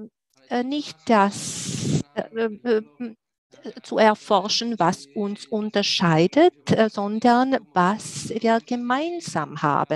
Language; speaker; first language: German; non-native, fluent; Czech